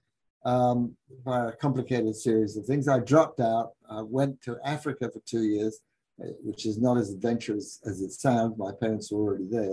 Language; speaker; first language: English; native; English